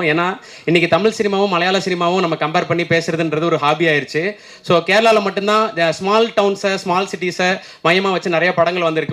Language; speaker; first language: Tamil; native; Tamil